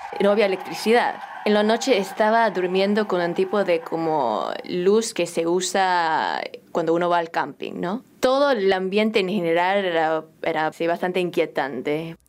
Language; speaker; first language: Spanish; early bilingual, other home language; Korean